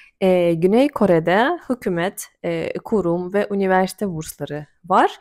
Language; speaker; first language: Turkish; non-native, fluent; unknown